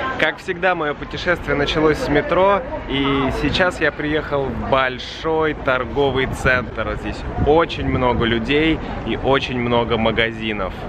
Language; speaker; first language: Russian; native; Russian